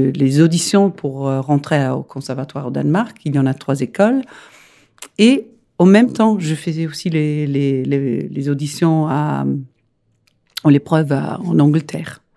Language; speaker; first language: French; non-native, fluent; Danish